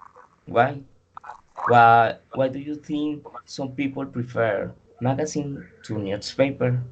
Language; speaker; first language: English; non-native, learner; Spanish